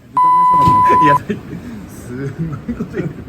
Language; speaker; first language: Japanese; native; Japanese